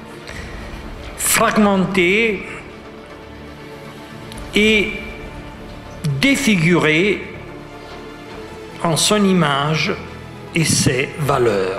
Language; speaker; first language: French; non-native, fluent; Italian